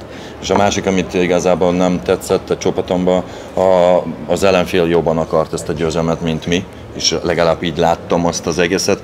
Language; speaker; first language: Hungarian; non-native, fluent; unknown